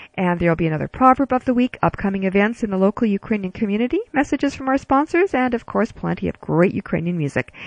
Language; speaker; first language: English; early bilingual, other home language; Ukrainian